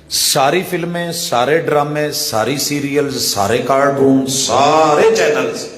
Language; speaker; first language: Urdu; non-native, local second language; Punjabi